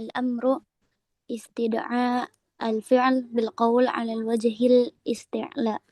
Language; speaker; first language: Arabic; non-native, learner; Indonesian